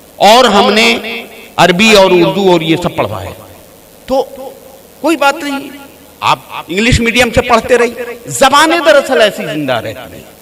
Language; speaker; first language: Urdu; native; Urdu